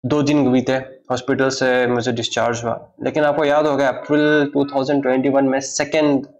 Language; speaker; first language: Hindi; native; Hindi